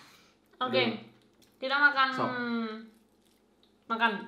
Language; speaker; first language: Indonesian; non-native, fluent; Spanish